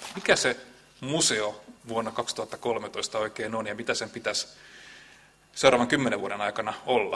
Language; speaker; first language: Finnish; native; Finnish